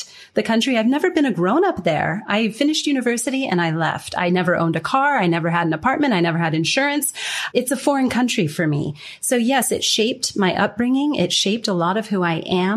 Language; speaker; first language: English; native; English